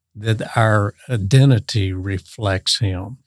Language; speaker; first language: English; native; English